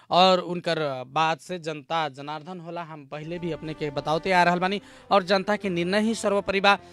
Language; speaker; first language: Bhojpuri; native; Bhojpuri